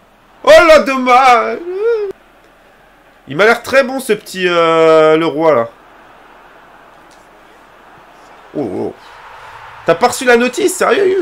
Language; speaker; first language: French; native; French